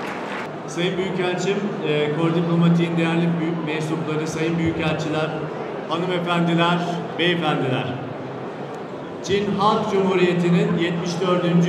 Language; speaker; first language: Turkish; native; Turkish